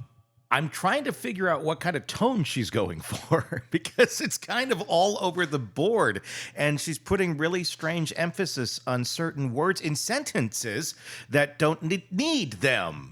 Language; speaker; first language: English; native; English